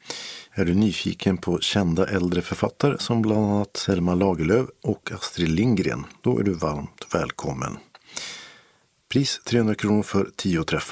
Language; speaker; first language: Swedish; native; Swedish